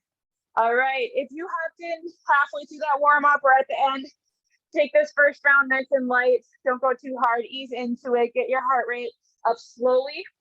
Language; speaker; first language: English; native; English